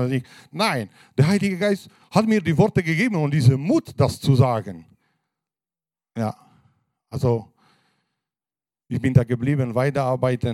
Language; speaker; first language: German; non-native, fluent; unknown